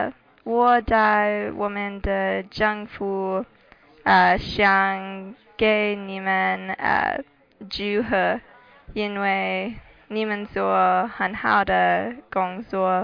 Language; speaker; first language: Chinese; non-native, learner; English